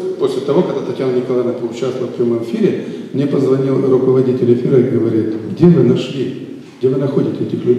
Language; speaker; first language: Russian; native; Russian